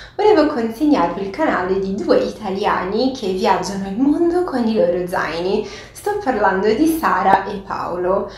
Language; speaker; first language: Italian; non-native, fluent; Portuguese